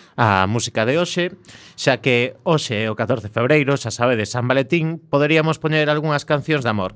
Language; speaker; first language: Galician; native; Galician